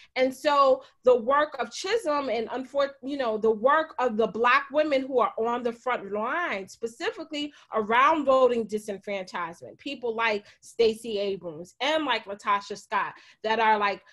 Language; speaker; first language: English; native; English